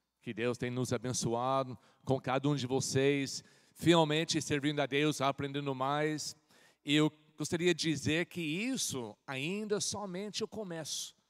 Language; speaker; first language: Portuguese; non-native, fluent; English